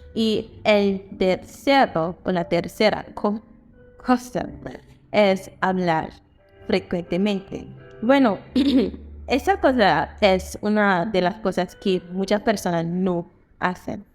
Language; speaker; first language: Spanish; non-native, fluent; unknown